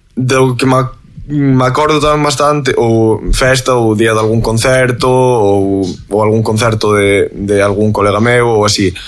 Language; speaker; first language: Galician; native; Galician